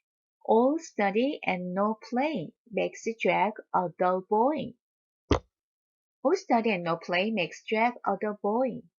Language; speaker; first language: English; non-native, fluent; Korean